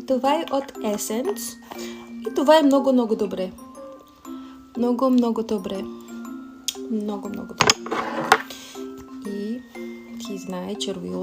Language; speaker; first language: Bulgarian; non-native, learner; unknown